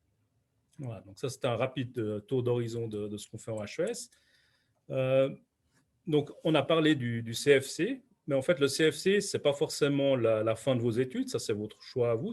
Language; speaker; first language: French; native; French